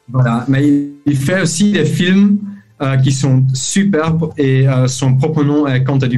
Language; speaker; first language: French; non-native, local second language; Dutch